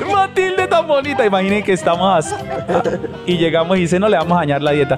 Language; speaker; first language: Spanish; native; Spanish